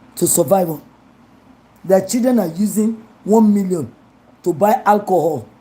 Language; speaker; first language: English; non-native, local second language; Yoruba